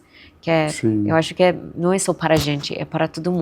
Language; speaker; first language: Portuguese; non-native, fluent; Persian